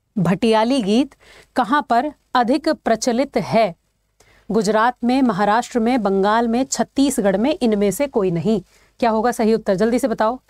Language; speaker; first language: Hindi; native; Hindi